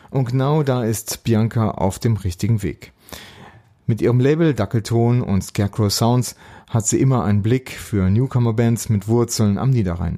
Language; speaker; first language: German; native; German